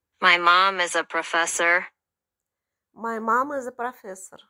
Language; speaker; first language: English; non-native, fluent; Russian